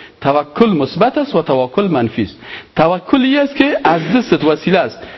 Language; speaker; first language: Persian; native; Persian